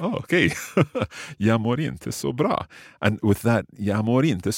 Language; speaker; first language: Swedish; non-native, learner; English